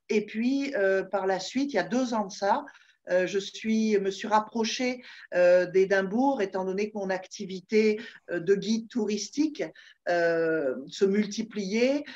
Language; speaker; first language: French; native; French